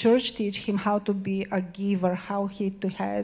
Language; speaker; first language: English; non-native, fluent; Bulgarian